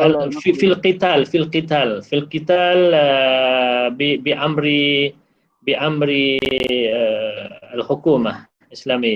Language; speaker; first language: Arabic; non-native, fluent; Malay